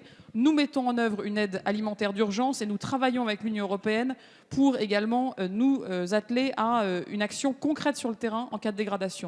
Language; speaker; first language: French; native; French